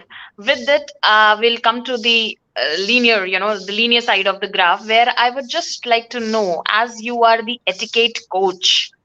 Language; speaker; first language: English; non-native, local second language; Hindi